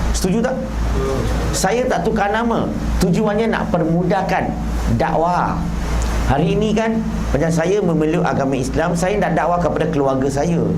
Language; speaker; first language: Malay; non-native, local second language; Chinese